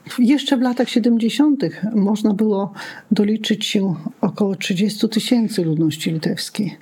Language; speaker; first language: Polish; non-native, local second language; Lithuanian